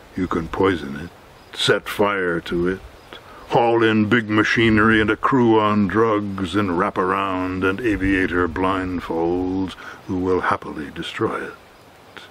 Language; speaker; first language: English; native; English